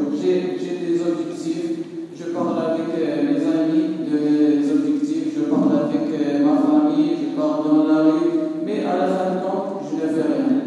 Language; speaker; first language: French; non-native, local second language; Arabic